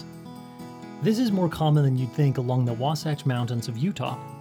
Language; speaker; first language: English; native; English